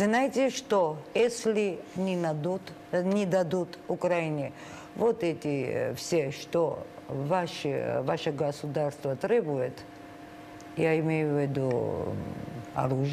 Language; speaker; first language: Russian; non-native, fluent; Georgian